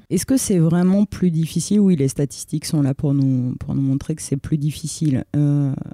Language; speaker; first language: French; early bilingual, other home language; Romanian